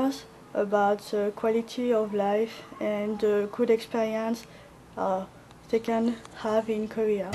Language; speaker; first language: English; non-native, fluent; French